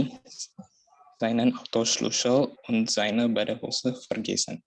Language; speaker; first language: German; non-native, learner; Indonesian